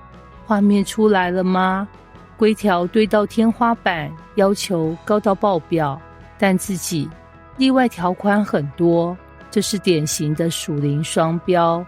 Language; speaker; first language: Chinese; native; Chinese